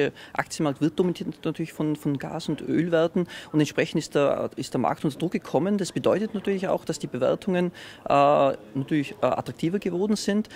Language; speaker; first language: German; native; German